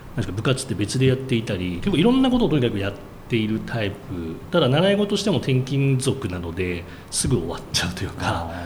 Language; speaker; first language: Japanese; native; Japanese